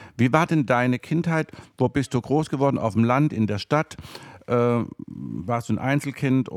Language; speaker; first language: German; native; German